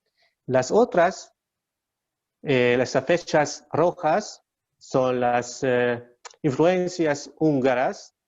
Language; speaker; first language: Spanish; non-native, learner; Hungarian